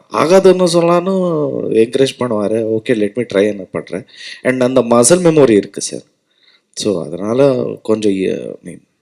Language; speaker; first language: Tamil; non-native, learner; Kannada